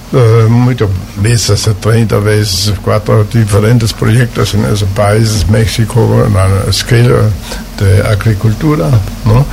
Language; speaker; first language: Portuguese; non-native, learner; German